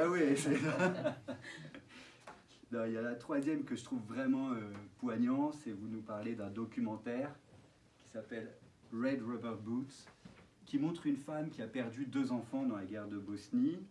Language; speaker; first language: French; native; French